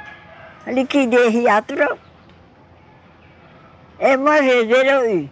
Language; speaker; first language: French; non-native, local second language; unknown